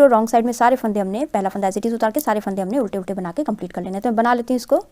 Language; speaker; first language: Hindi; non-native, local second language; Punjabi